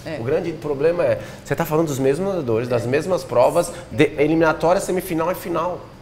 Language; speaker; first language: Portuguese; native; Portuguese